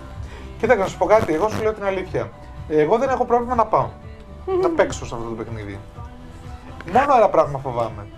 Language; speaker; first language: Greek; native; Greek